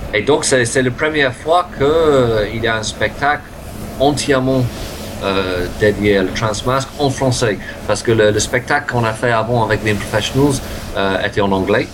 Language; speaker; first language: French; non-native, fluent; English